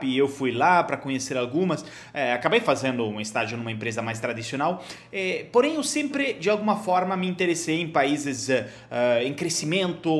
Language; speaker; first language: Portuguese; non-native, fluent; Italian